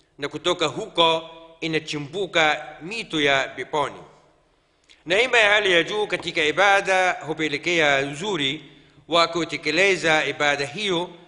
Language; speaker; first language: Swahili; non-native, fluent; Arabic